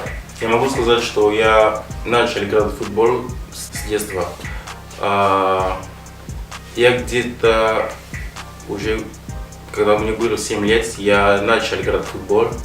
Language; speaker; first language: Russian; non-native, fluent; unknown